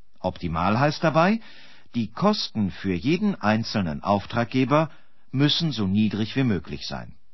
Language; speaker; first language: German; native; German